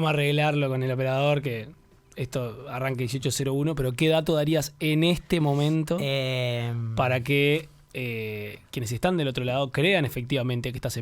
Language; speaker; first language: Spanish; native; Spanish